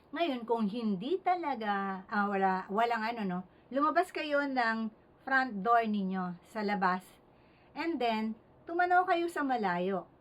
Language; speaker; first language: Filipino; native; Filipino